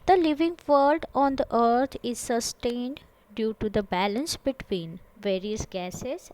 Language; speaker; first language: English; non-native, local second language; Marathi